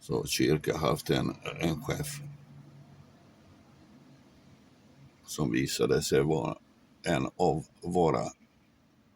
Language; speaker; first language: Swedish; non-native, fluent; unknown